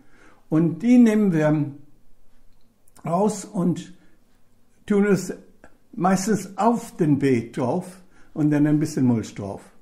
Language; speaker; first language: German; non-native, fluent; English